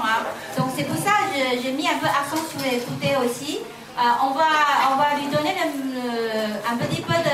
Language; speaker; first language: French; non-native, fluent; Chinese